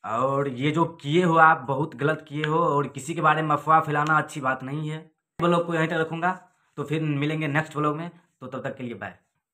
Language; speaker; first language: Hindi; native; Hindi